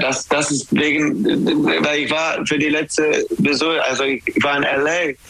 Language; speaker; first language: German; non-native, learner; English